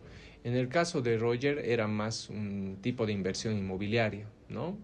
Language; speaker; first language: Spanish; native; Spanish